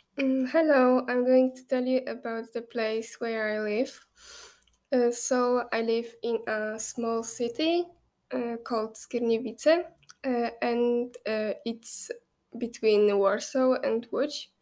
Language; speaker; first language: English; non-native, fluent; Polish